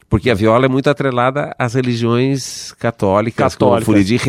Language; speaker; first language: Portuguese; native; Portuguese